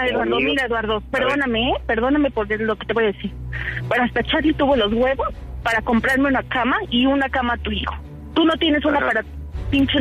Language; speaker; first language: Spanish; native; Spanish